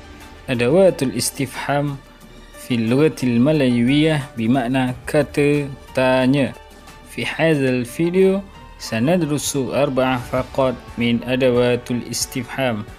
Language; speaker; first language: Arabic; non-native, fluent; Malay